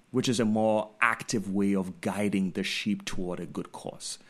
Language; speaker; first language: English; non-native, local second language; Akan